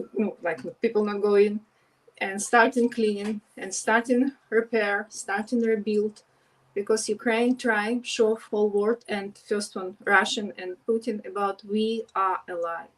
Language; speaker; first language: English; non-native, learner; Ukrainian